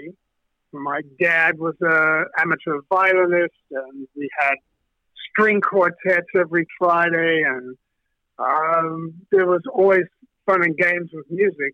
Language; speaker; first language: English; native; English